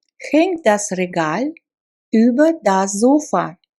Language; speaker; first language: German; non-native, fluent; Russian